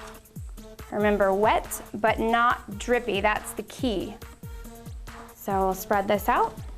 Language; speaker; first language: English; native; English